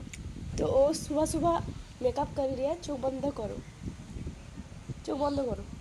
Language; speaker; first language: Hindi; non-native, local second language; Bangla